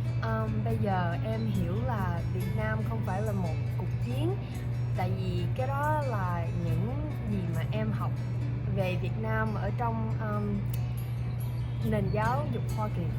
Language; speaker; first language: Vietnamese; early bilingual, heritage; English